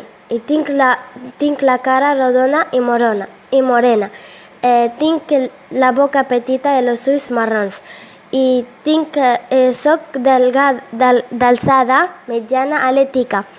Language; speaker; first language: Catalan; non-native, learner; Arabic